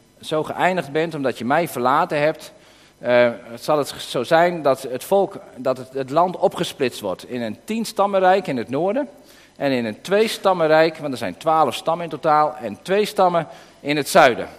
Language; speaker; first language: Dutch; native; Dutch